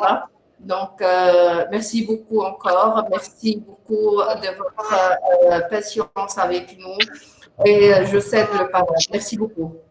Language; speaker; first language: French; non-native, local second language; Arabic